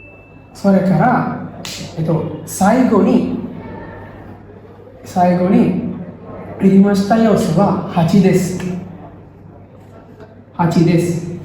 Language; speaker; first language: Japanese; non-native, learner; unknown